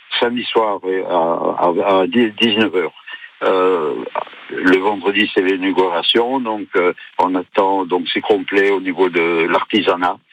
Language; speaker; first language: French; native; French